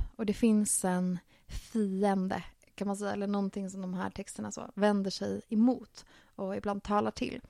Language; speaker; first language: Swedish; native; Swedish